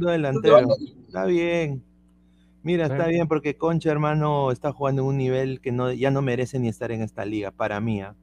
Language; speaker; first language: Spanish; native; Spanish